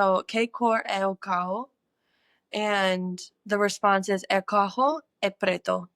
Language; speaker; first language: Portuguese; non-native, learner; English